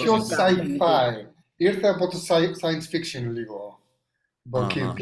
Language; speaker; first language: Greek; non-native, learner; English